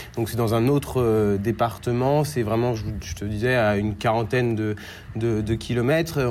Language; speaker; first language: French; native; French